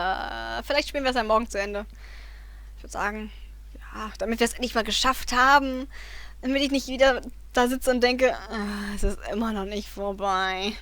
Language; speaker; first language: German; native; German